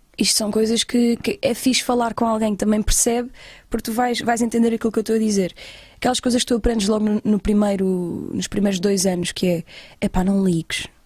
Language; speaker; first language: Portuguese; native; Portuguese